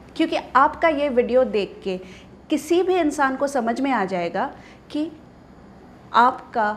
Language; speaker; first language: Hindi; non-native, local second language; Bangla